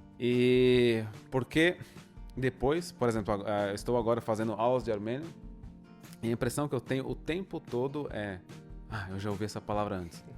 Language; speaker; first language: Portuguese; native; Portuguese